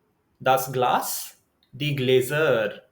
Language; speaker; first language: German; non-native, learner; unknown